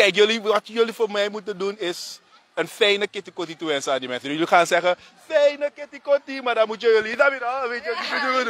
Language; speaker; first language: Dutch; native; Dutch